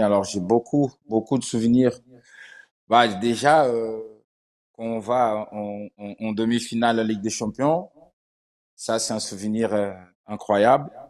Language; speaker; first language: French; non-native, fluent; Portuguese